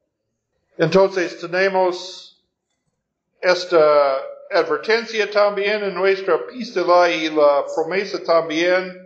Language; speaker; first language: Spanish; non-native, fluent; English